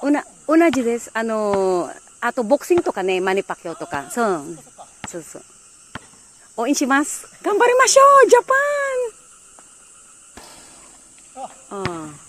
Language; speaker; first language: Japanese; non-native, learner; Filipino